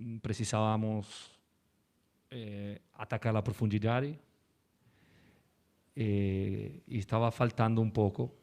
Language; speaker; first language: Portuguese; non-native, learner; Spanish